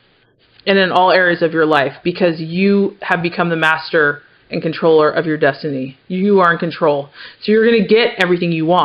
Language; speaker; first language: English; native; English